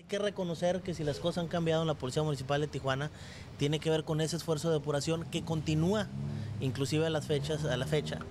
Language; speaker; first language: Spanish; native; Spanish